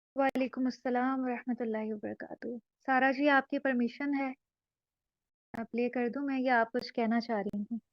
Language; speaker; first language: Urdu; native; Urdu